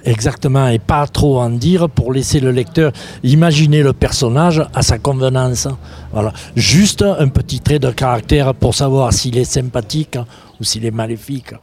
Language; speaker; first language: French; native; French